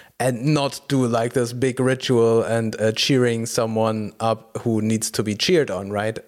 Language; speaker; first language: English; non-native, fluent; German